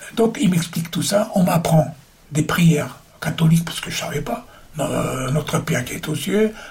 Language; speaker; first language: French; early bilingual, other home language; German